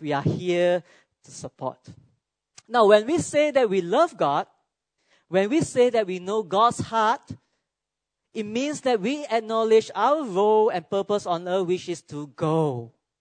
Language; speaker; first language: English; non-native, local second language; Cantonese